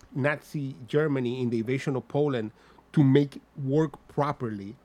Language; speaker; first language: English; non-native, fluent; Spanish